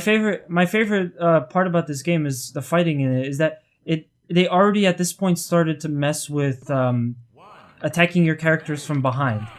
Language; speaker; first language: English; native; English